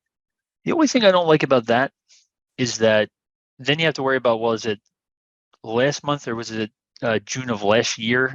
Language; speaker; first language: English; native; English